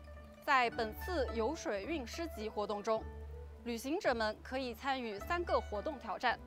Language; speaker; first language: Chinese; native; Chinese